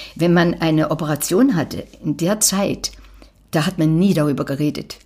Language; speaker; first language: German; native; German